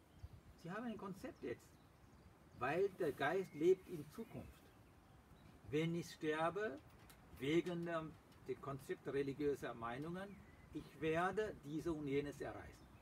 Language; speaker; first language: German; non-native, fluent; Sinhala